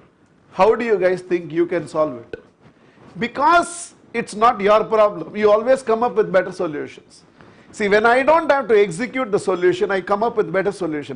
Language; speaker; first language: English; non-native, local second language; Tamil